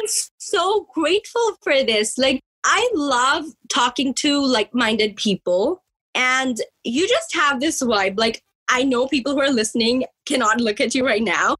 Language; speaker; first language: English; early bilingual, other home language; Punjabi